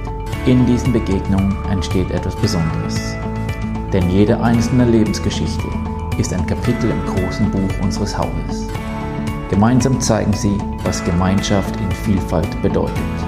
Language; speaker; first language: German; native; German